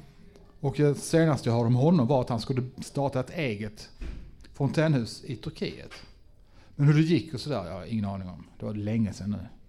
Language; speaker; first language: Swedish; native; Swedish